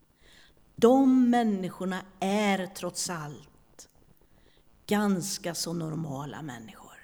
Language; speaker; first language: Swedish; native; Swedish